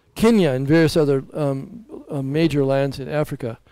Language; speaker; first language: English; native; English